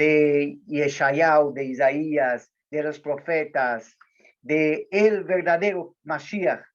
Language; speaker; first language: Spanish; non-native, fluent; Portuguese